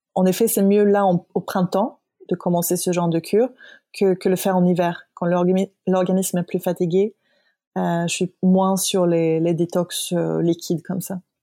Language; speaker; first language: French; non-native, fluent; Swedish